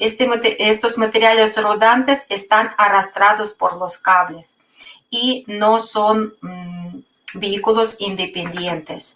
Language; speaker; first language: Spanish; non-native, fluent; Russian